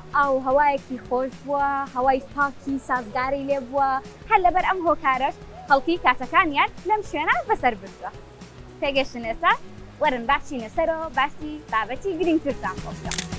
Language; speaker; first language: Central Kurdish; native; Central Kurdish